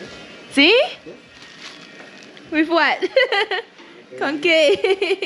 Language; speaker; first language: Spanish; non-native, learner; English